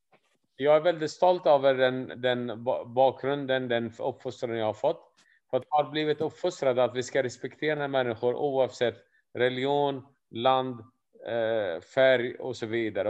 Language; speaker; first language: Swedish; non-native, fluent; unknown